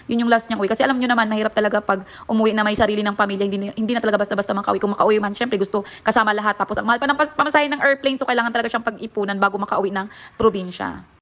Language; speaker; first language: Filipino; non-native, local second language; Cebuano